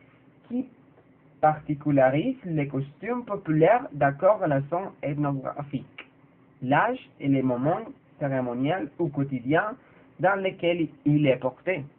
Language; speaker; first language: French; non-native, learner; Spanish